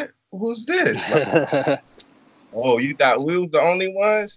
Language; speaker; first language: English; native; English